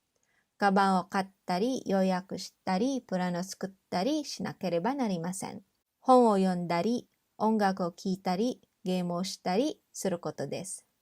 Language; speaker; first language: Japanese; non-native, fluent; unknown